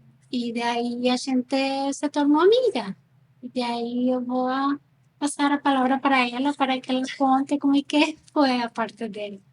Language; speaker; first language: Portuguese; non-native, fluent; Spanish